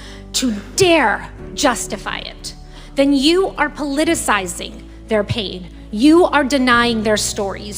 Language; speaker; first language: English; early bilingual, other home language; Persian